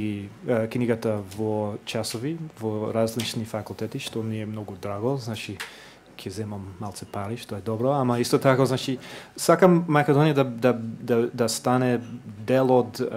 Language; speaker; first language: Macedonian; non-native, fluent; English